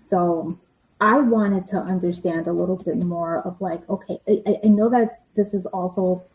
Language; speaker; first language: English; native; English